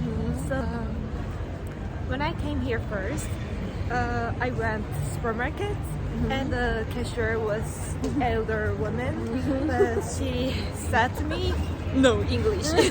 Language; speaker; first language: English; non-native, learner; Korean